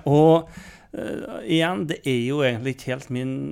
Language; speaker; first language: Norwegian; native; Norwegian